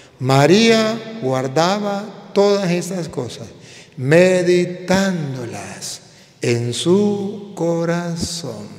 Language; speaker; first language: Spanish; native; Spanish